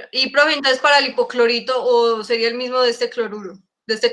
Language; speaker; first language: Spanish; native; Spanish